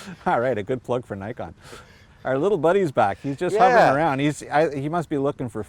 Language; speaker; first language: English; native; English